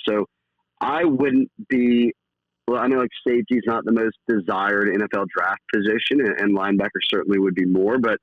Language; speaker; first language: English; native; English